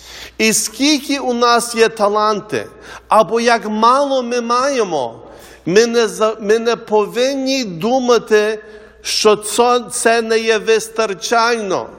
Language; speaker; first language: Ukrainian; early bilingual, heritage; Ukrainian